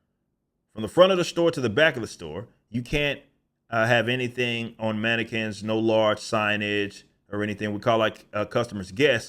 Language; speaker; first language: English; native; English